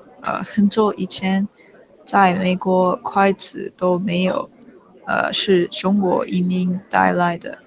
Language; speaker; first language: Chinese; non-native, learner; English